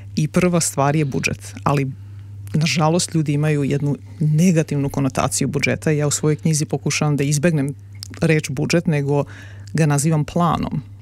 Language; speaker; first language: Serbian; native; Serbian